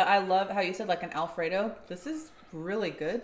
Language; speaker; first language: English; native; English